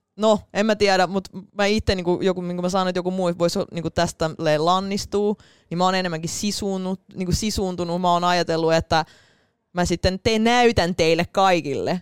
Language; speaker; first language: Finnish; early bilingual, other home language; Russian